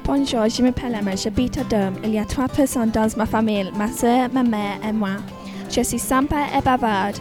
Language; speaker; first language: French; non-native, learner; English